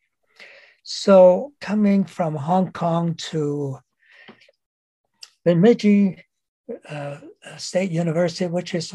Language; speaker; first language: English; non-native, local second language; Cantonese